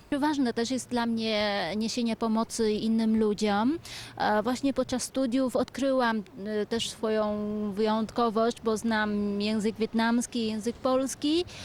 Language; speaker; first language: Polish; non-native, fluent; Vietnamese